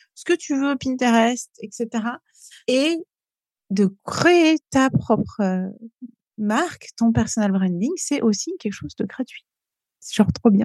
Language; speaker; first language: French; native; French